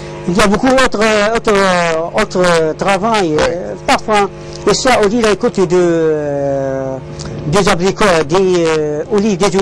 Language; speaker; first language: French; non-native, learner; Arabic